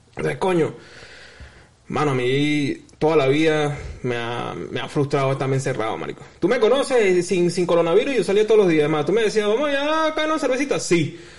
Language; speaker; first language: Spanish; native; Spanish